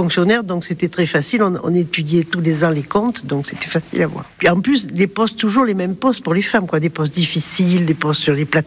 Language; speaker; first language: French; native; French